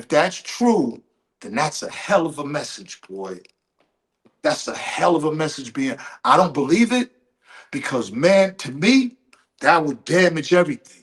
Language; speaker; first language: English; native; English